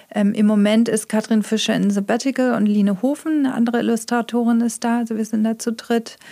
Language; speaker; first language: German; native; German